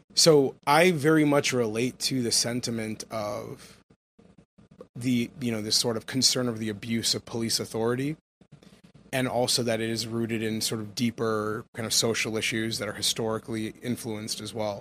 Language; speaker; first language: English; native; English